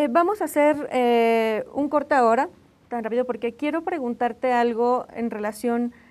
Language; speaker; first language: Spanish; native; Spanish